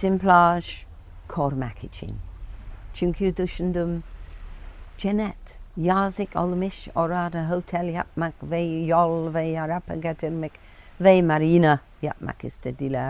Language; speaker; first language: Turkish; non-native, learner; English